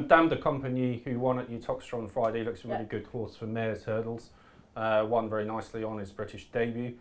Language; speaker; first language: English; native; English